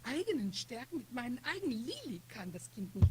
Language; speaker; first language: German; non-native, fluent; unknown